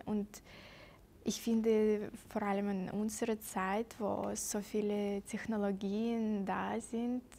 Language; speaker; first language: German; non-native, fluent; Russian